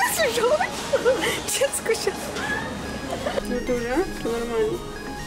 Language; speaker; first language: Polish; native; Polish